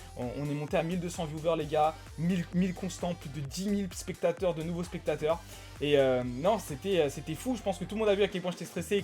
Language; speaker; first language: French; native; French